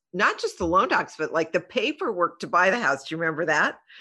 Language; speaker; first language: English; native; English